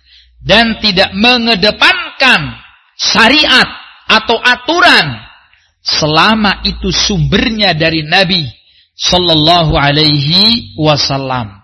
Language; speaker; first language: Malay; non-native, local second language; Javanese